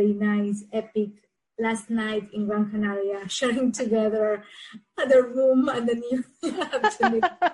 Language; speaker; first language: English; non-native, fluent; Spanish